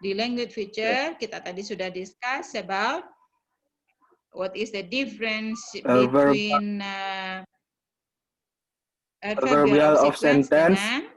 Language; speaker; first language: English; non-native, fluent; Indonesian